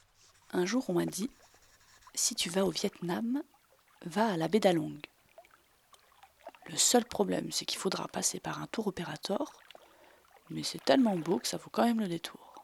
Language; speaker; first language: French; native; French